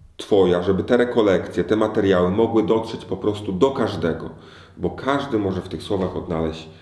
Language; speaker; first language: Polish; native; Polish